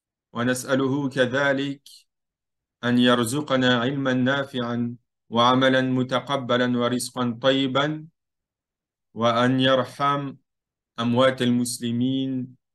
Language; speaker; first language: Arabic; non-native, fluent; French